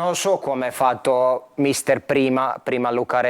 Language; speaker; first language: Italian; non-native, fluent; Croatian